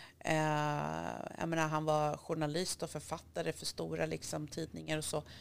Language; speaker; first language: Swedish; early bilingual, other home language; Kurdish